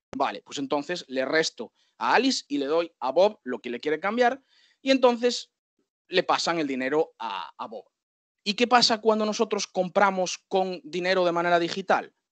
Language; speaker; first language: Spanish; native; Spanish